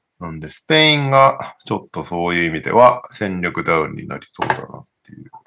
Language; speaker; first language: Japanese; early bilingual, heritage; Japanese